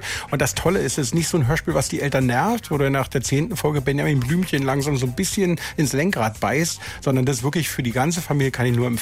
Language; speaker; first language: German; native; German